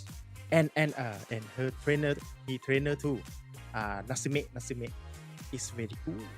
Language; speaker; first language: English; non-native, learner; Thai